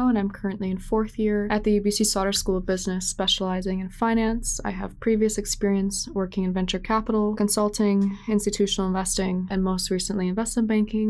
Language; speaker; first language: English; native; English